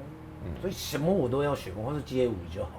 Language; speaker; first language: Chinese; non-native, fluent; Japanese